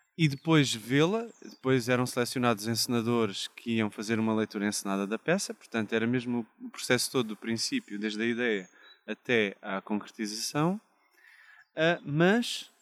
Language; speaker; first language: Portuguese; native; Portuguese